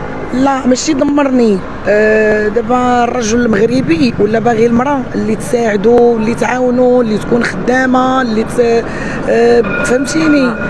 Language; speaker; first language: Arabic; native; Arabic